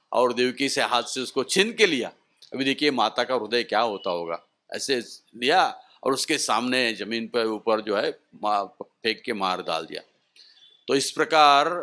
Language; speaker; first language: Hindi; non-native, local second language; Marathi